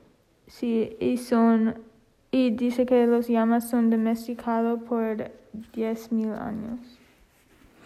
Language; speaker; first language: Spanish; non-native, learner; English